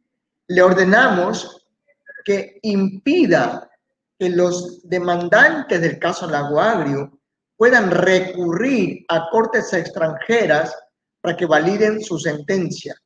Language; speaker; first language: Spanish; native; Spanish